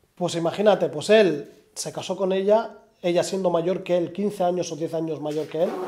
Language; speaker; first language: Spanish; early bilingual, other home language; Arabic